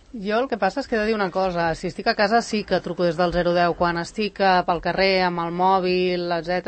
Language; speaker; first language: Catalan; native; Catalan